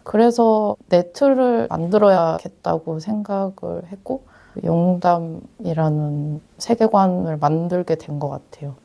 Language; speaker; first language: Korean; native; Korean